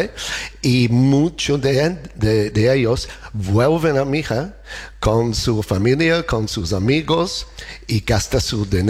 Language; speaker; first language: Spanish; non-native, learner; English